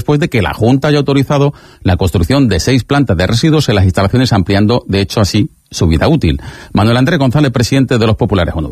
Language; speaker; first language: Spanish; native; Spanish